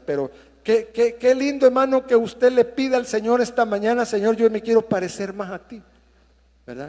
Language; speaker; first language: Spanish; native; Spanish